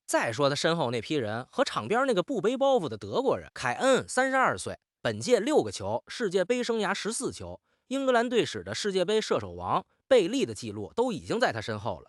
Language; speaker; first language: Chinese; native; Chinese